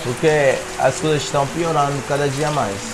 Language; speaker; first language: Portuguese; non-native, fluent; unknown